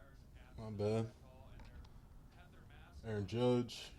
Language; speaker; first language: English; native; English